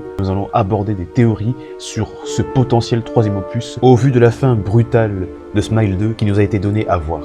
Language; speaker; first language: French; native; French